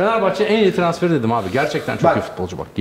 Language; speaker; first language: Turkish; native; Turkish